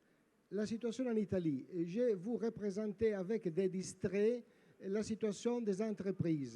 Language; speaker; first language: French; non-native, learner; Italian